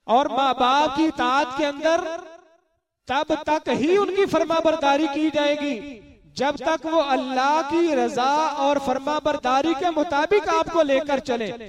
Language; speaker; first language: Urdu; non-native, local second language; Punjabi